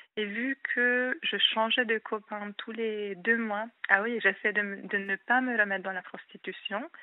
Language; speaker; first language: French; non-native, fluent; Hungarian